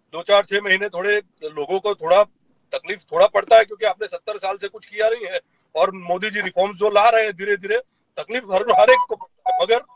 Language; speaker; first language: Hindi; non-native, local second language; Gujarati